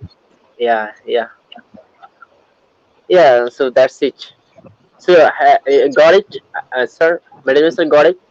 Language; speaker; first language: English; non-native, learner; Bangla